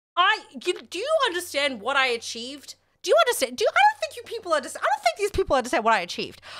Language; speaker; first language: English; native; English